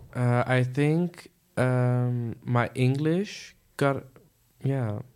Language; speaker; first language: English; non-native, fluent; Dutch